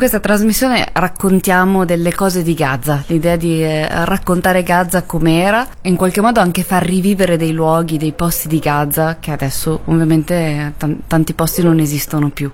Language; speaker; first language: Italian; native; Italian